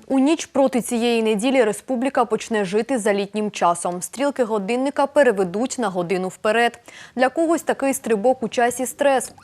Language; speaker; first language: Ukrainian; native; Ukrainian